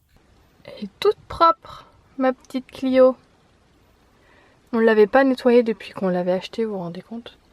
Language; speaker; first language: French; native; French